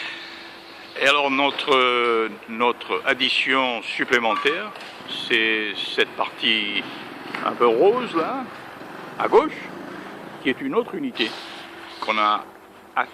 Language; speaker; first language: French; native; French